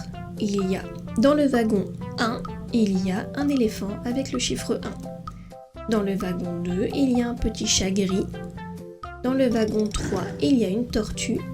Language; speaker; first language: French; native; French